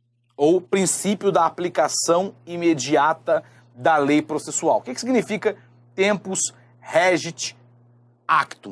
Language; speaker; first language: Portuguese; native; Portuguese